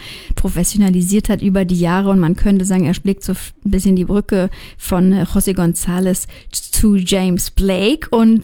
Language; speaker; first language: German; native; German